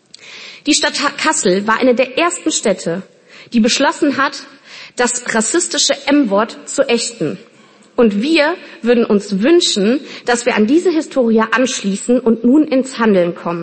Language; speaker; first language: German; native; German